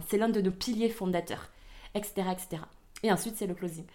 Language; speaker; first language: French; native; French